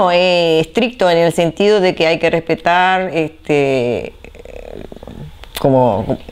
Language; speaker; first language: Spanish; early bilingual, other home language; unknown